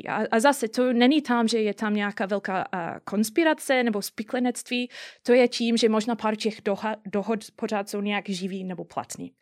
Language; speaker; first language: Czech; non-native, fluent; English